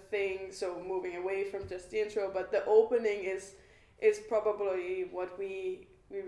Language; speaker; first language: English; non-native, fluent; Danish